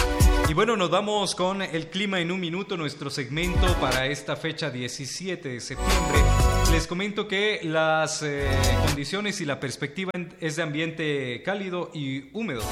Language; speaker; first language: Spanish; native; Spanish